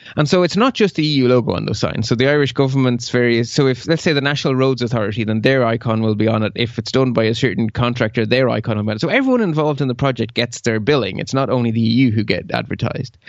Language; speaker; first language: English; early bilingual, other home language; Dutch